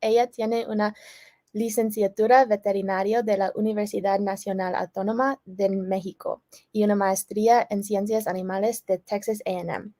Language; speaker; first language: Spanish; non-native, fluent; English